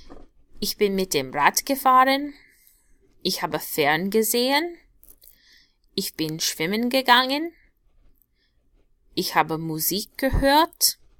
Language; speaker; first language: German; non-native, fluent; English